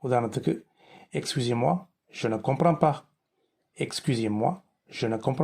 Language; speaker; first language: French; non-native, fluent; Tamil